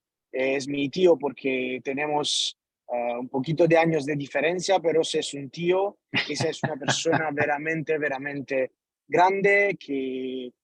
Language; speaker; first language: Spanish; non-native, learner; Italian